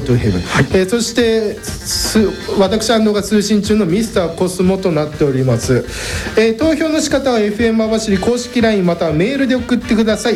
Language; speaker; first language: Japanese; native; Japanese